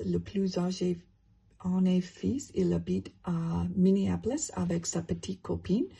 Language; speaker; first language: French; non-native, learner; English